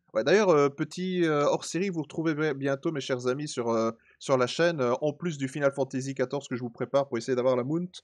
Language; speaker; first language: French; native; French